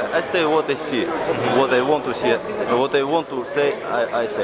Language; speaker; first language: English; non-native, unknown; Russian